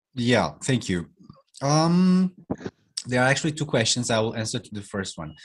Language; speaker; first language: English; non-native, fluent; Romanian